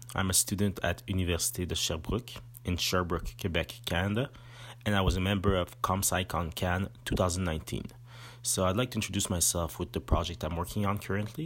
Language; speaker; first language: English; non-native, fluent; French